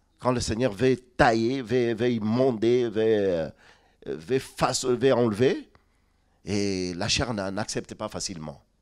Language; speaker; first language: French; non-native, local second language; Lingala